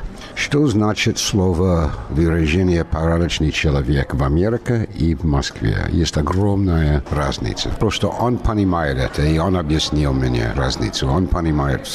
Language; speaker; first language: Russian; non-native, fluent; English